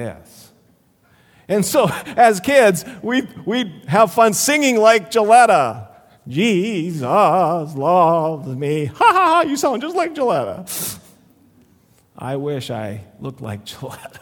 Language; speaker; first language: English; native; English